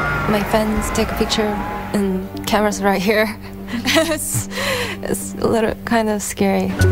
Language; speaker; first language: English; non-native, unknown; Korean